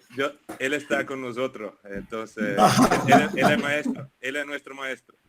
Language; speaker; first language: Portuguese; non-native, fluent; Italian